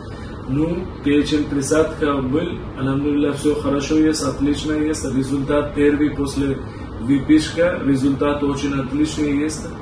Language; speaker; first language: Russian; non-native, learner; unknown